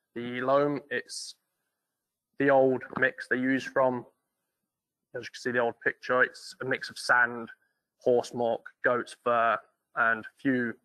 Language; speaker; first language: English; native; English